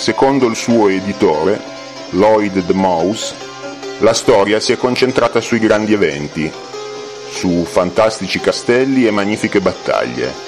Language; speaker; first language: Italian; native; Italian